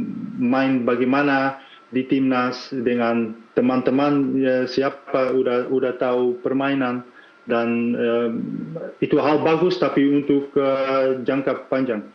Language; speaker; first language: Indonesian; non-native, fluent; Dutch